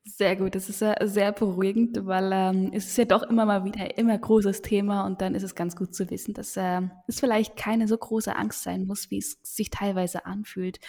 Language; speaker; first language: German; native; German